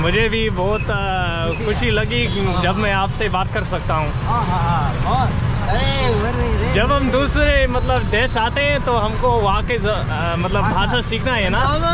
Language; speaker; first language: Hindi; non-native, learner; English